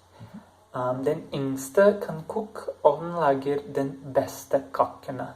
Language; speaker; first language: Norwegian; non-native, learner; Portuguese